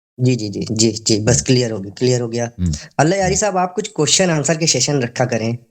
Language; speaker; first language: Urdu; native; Urdu